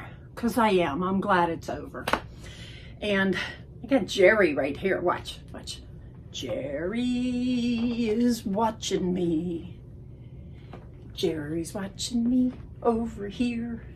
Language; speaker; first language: English; native; English